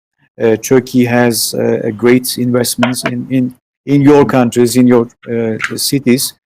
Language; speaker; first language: English; non-native, fluent; Turkish